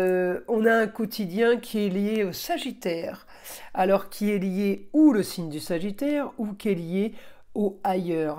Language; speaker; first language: French; native; French